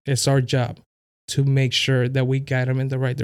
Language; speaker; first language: English; non-native, fluent; Spanish